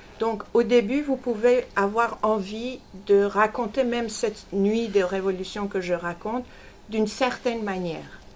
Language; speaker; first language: French; non-native, fluent; Persian